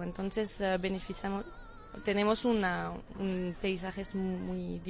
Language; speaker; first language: Spanish; non-native, fluent; French